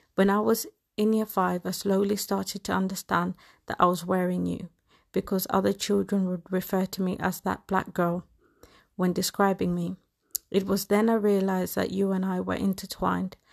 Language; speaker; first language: English; native; English